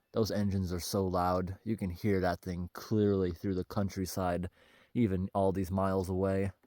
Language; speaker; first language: English; native; English